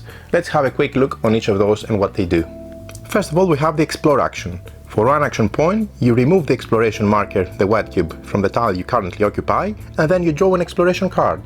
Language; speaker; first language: English; non-native, fluent; Greek